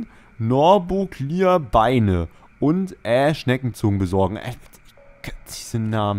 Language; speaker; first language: German; native; German